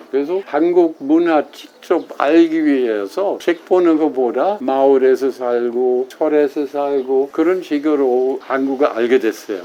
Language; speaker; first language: Korean; non-native, fluent; German